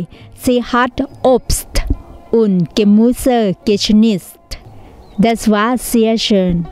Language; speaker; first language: German; non-native, learner; Thai